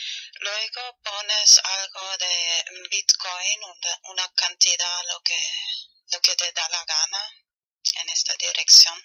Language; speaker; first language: Spanish; non-native, learner; German